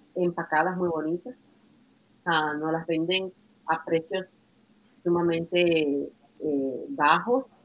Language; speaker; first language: Spanish; native; Spanish